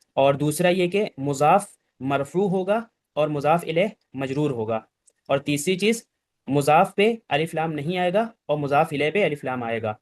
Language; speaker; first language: Urdu; native; Urdu